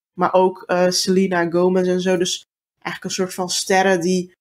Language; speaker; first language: Dutch; early bilingual, other home language; Turkish